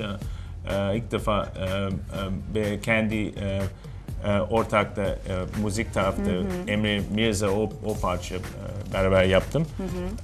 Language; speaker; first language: Turkish; non-native, learner; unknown